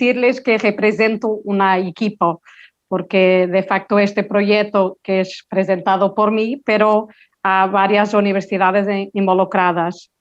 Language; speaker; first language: Spanish; non-native, local second language; Portuguese